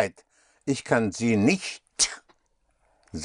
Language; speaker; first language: German; non-native, fluent; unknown